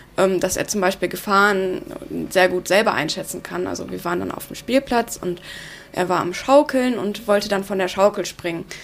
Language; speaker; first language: German; early bilingual, other home language; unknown